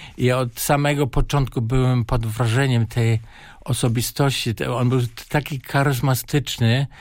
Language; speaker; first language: Polish; non-native, fluent; German